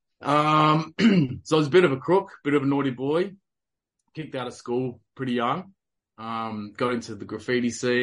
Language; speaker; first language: English; native; English